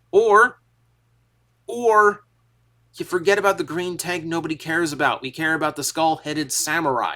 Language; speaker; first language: English; native; English